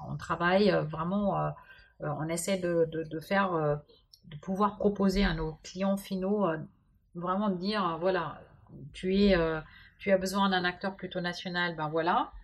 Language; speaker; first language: French; non-native, fluent; German